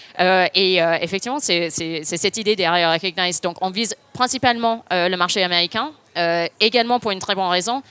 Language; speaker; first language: French; non-native, fluent; English